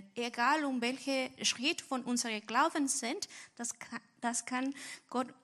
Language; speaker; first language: German; non-native, learner; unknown